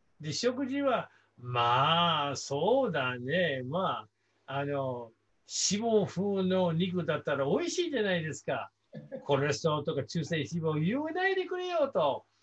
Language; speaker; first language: Japanese; non-native, fluent; English